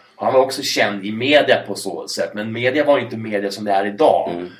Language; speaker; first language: Swedish; early bilingual, other home language; English